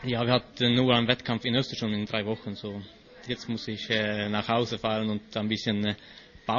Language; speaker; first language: German; non-native, learner; Swedish